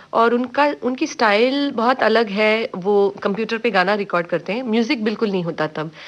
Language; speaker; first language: Hindi; non-native, local second language; Tamil